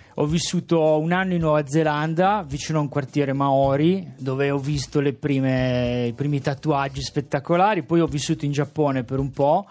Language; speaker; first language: Italian; native; Italian